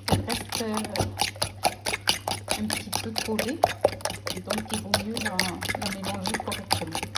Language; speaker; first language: French; non-native, local second language; Arabic